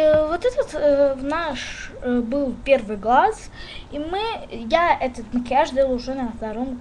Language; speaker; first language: Russian; non-native, learner; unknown